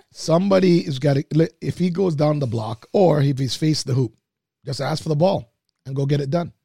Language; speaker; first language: English; native; English